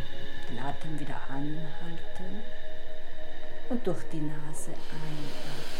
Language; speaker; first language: German; native; German